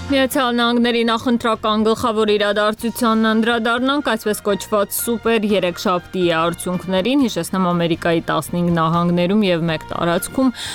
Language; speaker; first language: Armenian; native; Armenian